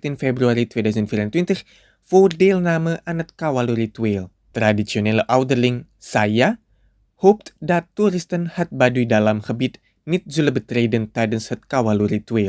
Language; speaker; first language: Dutch; non-native, fluent; Indonesian